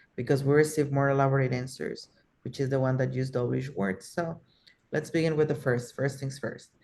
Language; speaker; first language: English; non-native, fluent; Spanish